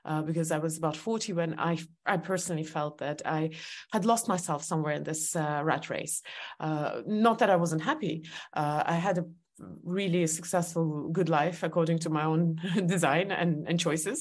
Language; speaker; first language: English; non-native, fluent; Estonian